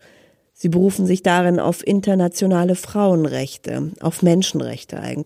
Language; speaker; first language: German; native; German